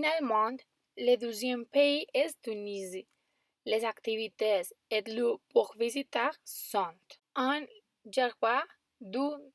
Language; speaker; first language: French; non-native, learner; Spanish